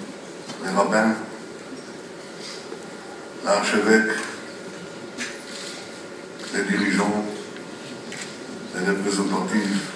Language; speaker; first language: French; non-native, fluent; Hebrew